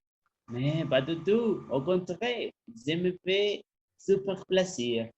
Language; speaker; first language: French; non-native, learner; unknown